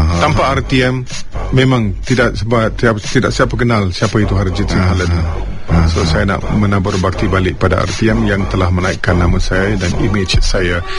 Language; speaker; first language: Malay; non-native, local second language; Punjabi